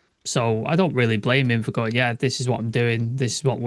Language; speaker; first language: English; native; English